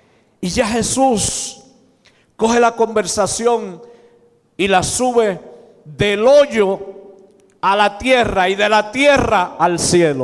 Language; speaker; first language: Spanish; native; Spanish